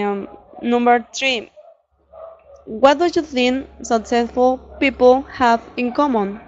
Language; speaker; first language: English; non-native, learner; Spanish